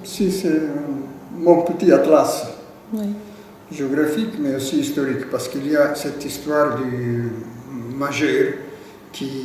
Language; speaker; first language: French; non-native, fluent; Italian